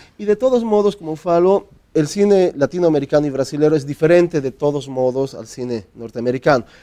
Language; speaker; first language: Spanish; native; Spanish